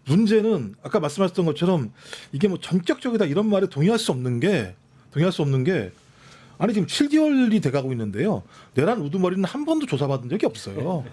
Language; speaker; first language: Korean; native; Korean